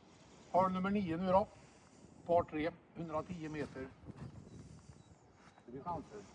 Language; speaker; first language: Swedish; native; Swedish